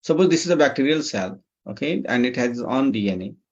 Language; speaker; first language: English; non-native, local second language; Nepali